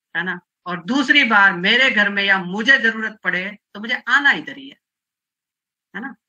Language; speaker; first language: Hindi; non-native, local second language; Gujarati